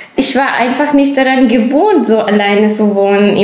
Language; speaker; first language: German; non-native, fluent; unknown